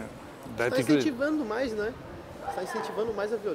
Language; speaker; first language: Portuguese; native; Portuguese